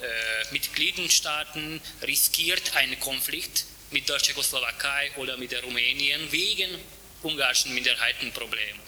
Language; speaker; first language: German; non-native, fluent; Hungarian